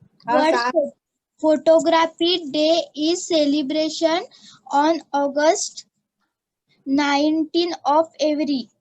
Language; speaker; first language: English; non-native, learner; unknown